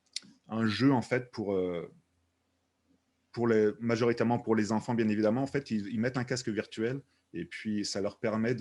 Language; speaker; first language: French; native; French